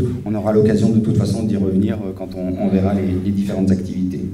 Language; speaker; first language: French; native; French